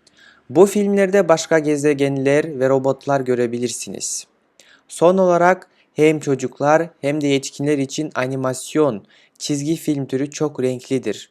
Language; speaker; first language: Turkish; non-native, fluent; Kyrgyz